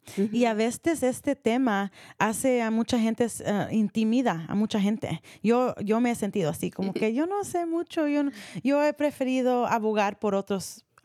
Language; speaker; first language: Spanish; early bilingual, heritage; Spanish